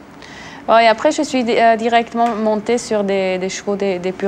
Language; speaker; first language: French; non-native, local second language; Swiss German